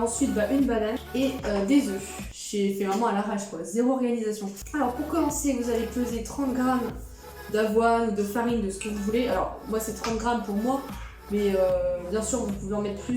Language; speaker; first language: French; native; French